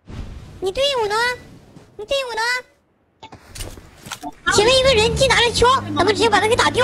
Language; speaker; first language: Chinese; native; Chinese